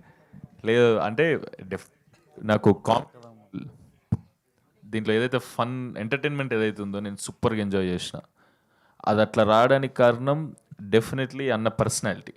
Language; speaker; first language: Telugu; native; Telugu